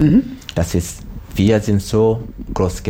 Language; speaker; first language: German; non-native, learner; Swahili